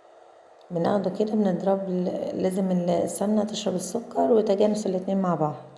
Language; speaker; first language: Arabic; native; Arabic